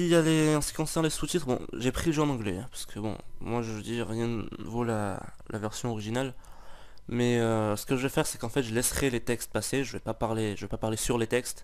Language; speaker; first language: French; native; French